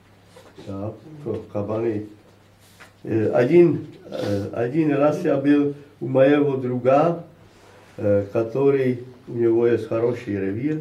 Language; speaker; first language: Russian; non-native, learner; Slovak